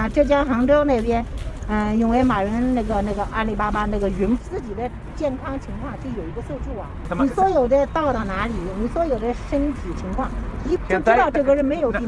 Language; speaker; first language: Chinese; native; Chinese